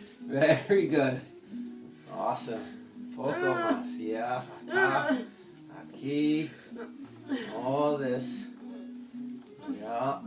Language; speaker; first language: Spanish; non-native, learner; English